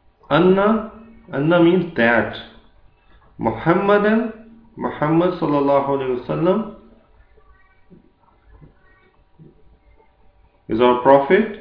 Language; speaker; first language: English; non-native, local second language; Urdu